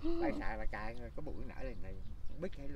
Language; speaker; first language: Vietnamese; native; Vietnamese